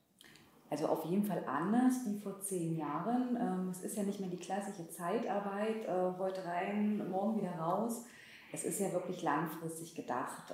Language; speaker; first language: German; native; German